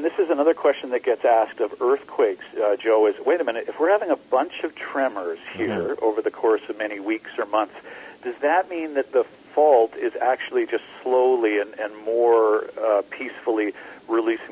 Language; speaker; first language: English; native; English